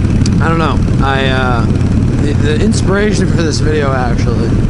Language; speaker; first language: English; native; English